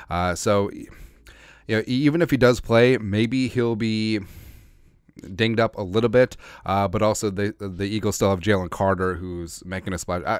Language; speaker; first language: English; native; English